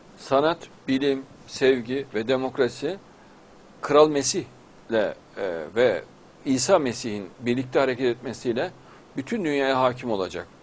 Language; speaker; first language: Turkish; native; Turkish